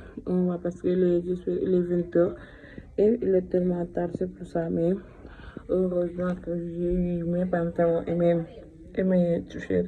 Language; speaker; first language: French; non-native, fluent; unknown